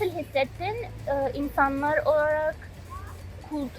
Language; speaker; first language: Turkish; non-native, learner; Urdu